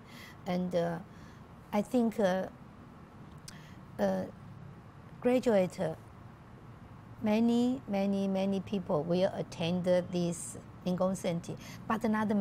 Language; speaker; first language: English; non-native, learner; Chinese